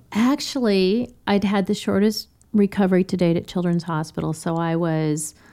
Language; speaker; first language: English; native; English